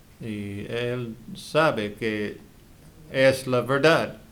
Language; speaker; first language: Spanish; non-native, learner; English